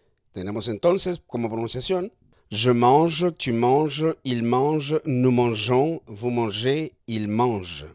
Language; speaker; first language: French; non-native, fluent; Spanish